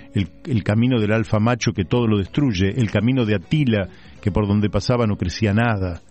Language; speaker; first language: Spanish; native; Spanish